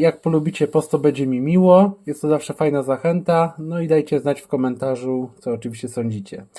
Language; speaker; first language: Polish; native; Polish